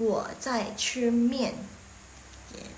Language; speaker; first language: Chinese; non-native, fluent; Indonesian